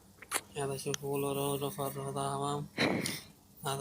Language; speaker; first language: Arabic; non-native, learner; Oromo